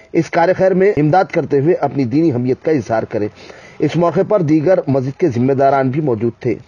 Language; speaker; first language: Urdu; native; Urdu